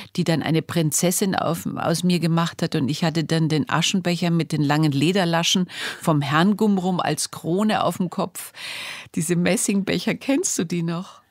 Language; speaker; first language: German; native; German